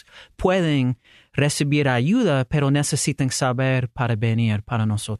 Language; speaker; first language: Spanish; non-native, learner; English